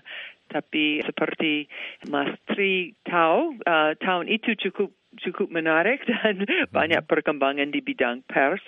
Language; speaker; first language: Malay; non-native, fluent; English